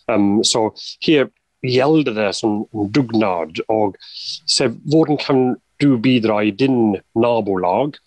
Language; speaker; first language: Norwegian; non-native, fluent; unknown